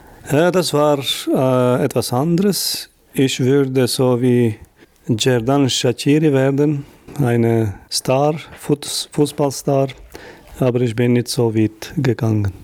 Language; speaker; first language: German; non-native, fluent; Albanian